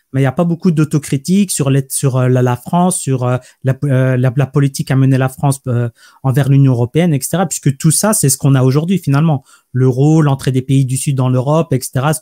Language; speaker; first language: French; native; French